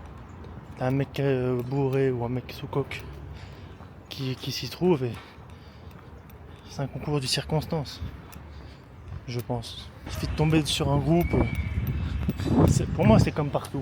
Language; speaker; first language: French; native; French